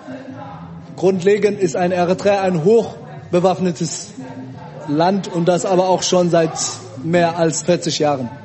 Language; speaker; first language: German; early bilingual, other home language; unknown